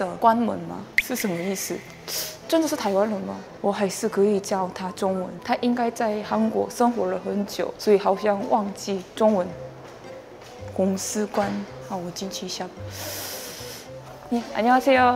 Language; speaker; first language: Chinese; non-native, fluent; Korean